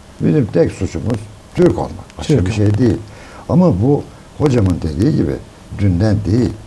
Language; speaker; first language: Turkish; native; Turkish